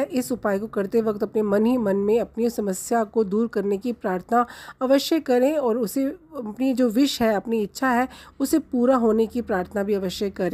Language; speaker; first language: Hindi; native; Hindi